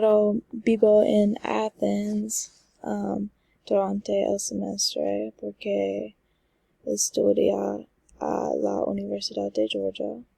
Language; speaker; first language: Spanish; non-native, learner; English